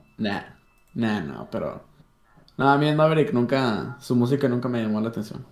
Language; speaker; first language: Spanish; native; Spanish